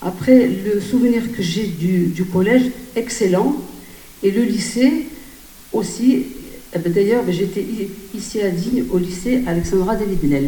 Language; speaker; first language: French; native; French